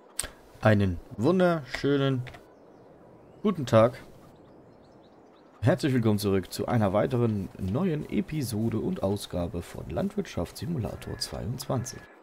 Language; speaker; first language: German; native; German